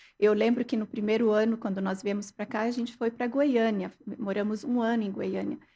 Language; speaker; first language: Portuguese; early bilingual, other home language; Arabic